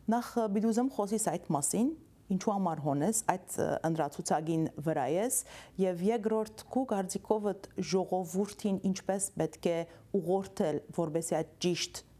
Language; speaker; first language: Armenian; early bilingual, heritage; Armenian